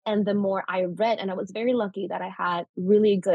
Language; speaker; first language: English; non-native, fluent; Spanish